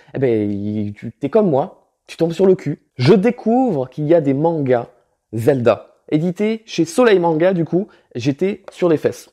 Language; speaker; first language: French; native; French